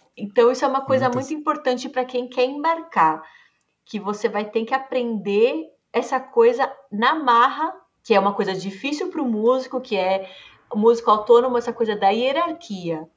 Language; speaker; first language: Portuguese; native; Portuguese